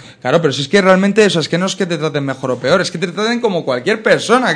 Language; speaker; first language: Spanish; native; Spanish